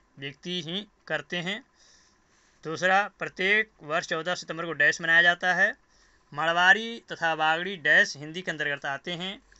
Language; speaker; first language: Hindi; native; Hindi